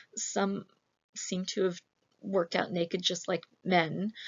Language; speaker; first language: English; native; English